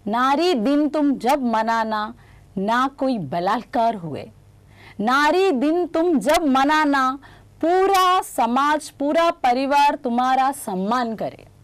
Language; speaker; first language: Hindi; non-native, local second language; Gujarati